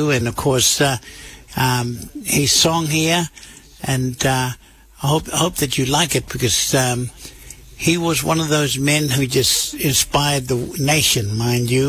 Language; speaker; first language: English; native; English